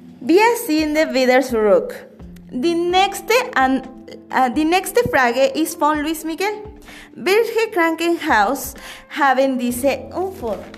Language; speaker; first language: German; non-native, learner; Spanish